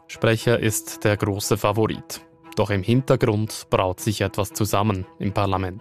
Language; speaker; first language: German; native; German